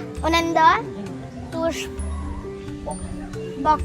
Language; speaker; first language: German; early bilingual, heritage; German